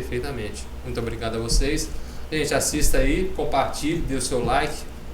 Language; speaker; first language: Portuguese; native; Portuguese